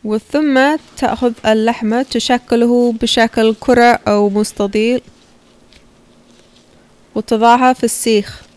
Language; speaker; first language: Arabic; non-native, fluent; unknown